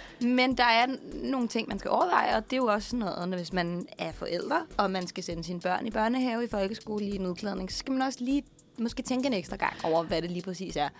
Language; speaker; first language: Danish; native; Danish